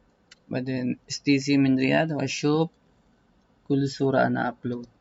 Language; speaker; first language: Arabic; non-native, learner; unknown